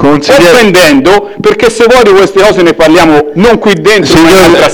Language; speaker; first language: Italian; native; Italian